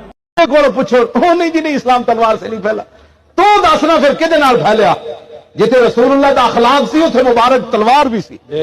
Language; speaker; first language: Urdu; non-native, local second language; Punjabi